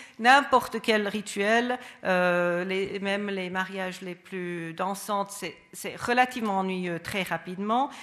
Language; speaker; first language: French; non-native, fluent; English